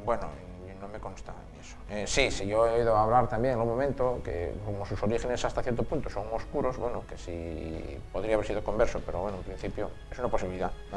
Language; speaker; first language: Spanish; native; Spanish